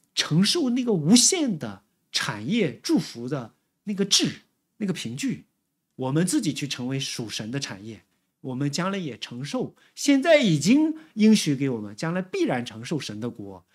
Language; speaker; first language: Chinese; native; Chinese